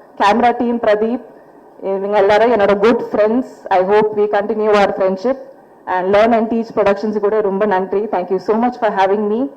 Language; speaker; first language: Tamil; non-native, fluent; Malayalam